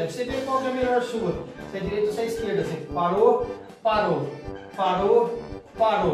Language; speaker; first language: Portuguese; native; Portuguese